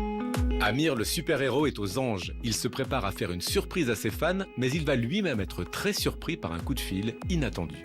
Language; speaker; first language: French; native; French